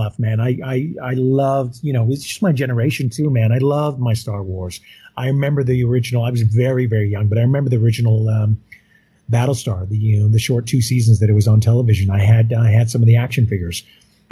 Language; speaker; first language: English; native; English